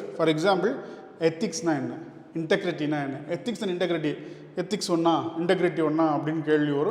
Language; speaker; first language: Tamil; native; Tamil